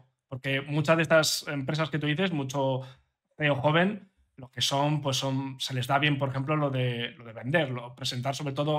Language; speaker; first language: Spanish; native; Spanish